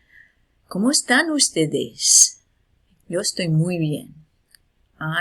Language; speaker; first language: Spanish; non-native, learner; English